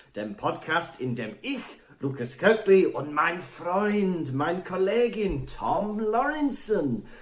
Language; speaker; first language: German; non-native, learner; English